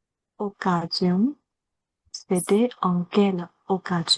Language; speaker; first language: French; non-native, learner; Chinese